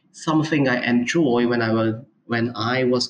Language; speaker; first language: English; non-native, local second language; Cantonese